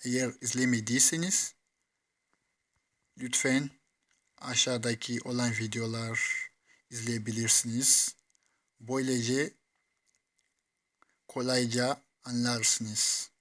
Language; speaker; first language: Turkish; non-native, fluent; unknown